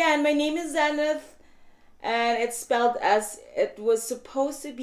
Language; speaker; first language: English; non-native, local second language; Cebuano